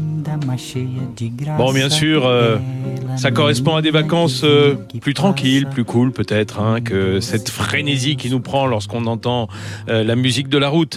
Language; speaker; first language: French; native; French